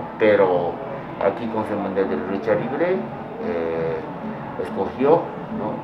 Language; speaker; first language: Spanish; non-native, fluent; Japanese